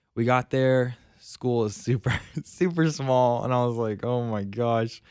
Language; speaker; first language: English; native; English